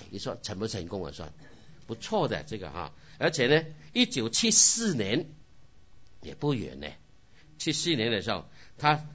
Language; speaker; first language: Chinese; non-native, local second language; Cantonese